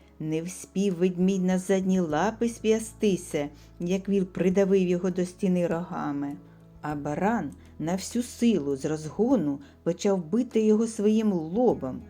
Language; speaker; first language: Ukrainian; native; Ukrainian